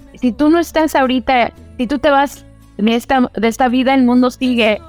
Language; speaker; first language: Spanish; early bilingual, heritage; Spanish